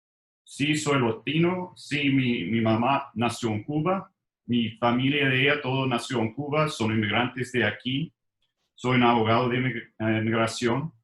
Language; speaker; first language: Spanish; non-native, learner; English